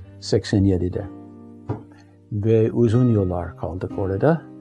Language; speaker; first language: Turkish; non-native, fluent; English